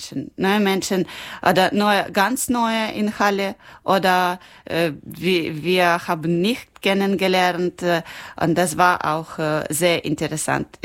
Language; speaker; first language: German; non-native, learner; Ukrainian